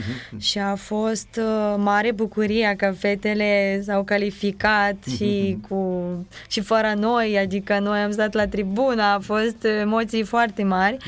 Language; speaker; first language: Romanian; non-native, fluent; Ukrainian